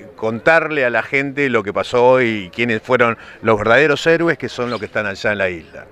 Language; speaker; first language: Spanish; native; Spanish